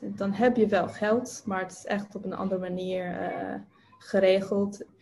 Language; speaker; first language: Dutch; non-native, fluent; English